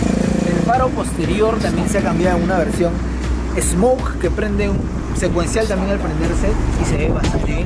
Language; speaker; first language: Spanish; native; Spanish